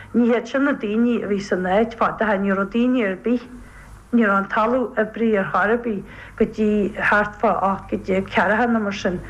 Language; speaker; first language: Irish; native; Irish